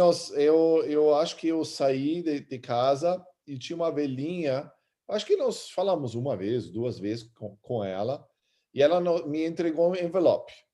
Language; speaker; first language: Portuguese; early bilingual, other home language; German